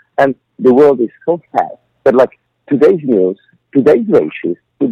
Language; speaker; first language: English; non-native, fluent; Polish